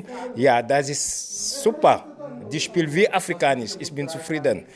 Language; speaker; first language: German; non-native, learner; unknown